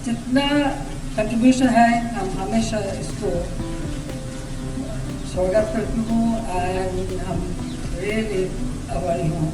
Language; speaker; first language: Hindi; non-native, learner; Bangla